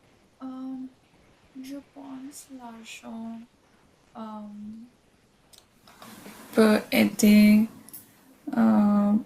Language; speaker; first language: French; non-native, learner; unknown